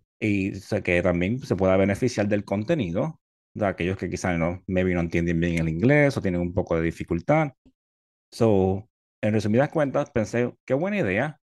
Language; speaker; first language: Spanish; native; Spanish